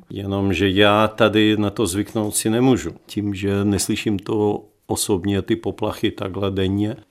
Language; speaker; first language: Czech; non-native, fluent; Ukrainian